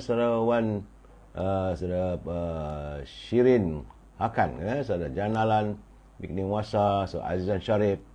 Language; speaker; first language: Malay; native; Malay